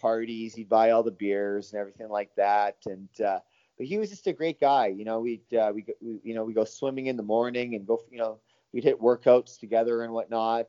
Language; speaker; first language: English; native; English